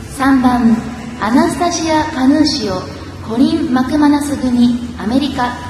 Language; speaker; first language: Japanese; native; Japanese